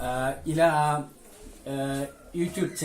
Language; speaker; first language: French; non-native, learner; Bangla